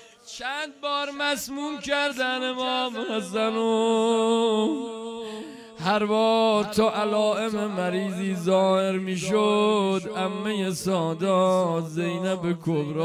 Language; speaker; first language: Persian; native; Persian